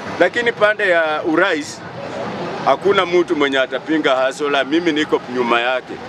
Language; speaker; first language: Swahili; non-native, local second language; Luyia